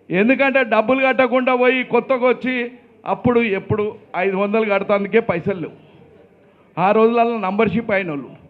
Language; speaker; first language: Telugu; native; Telugu